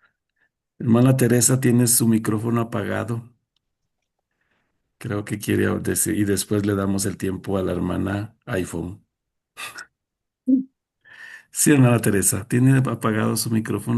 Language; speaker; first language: Spanish; native; Spanish